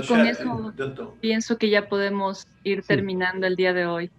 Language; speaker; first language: Spanish; native; Spanish